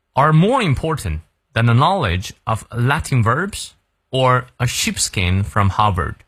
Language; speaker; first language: English; non-native, fluent; Chinese